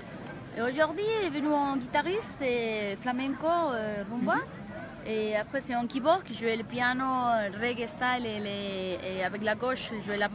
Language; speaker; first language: French; non-native, learner; Galician